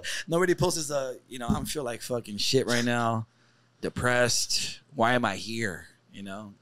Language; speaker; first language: English; native; English